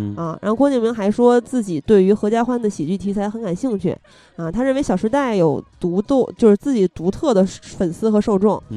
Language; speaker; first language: Chinese; native; Chinese